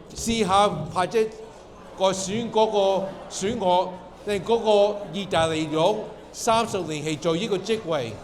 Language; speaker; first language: Cantonese; early bilingual, heritage; Cantonese